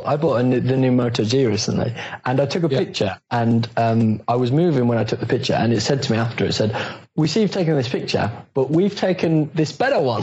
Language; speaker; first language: English; native; English